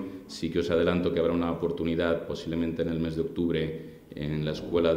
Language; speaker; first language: Spanish; native; Spanish